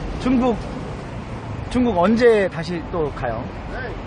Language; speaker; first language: Korean; non-native, learner; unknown